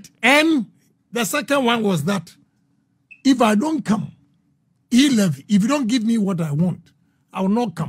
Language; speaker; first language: English; non-native, local second language; Akan